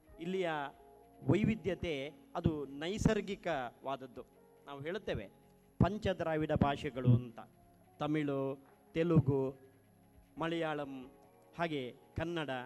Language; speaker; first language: Kannada; non-native, local second language; Tulu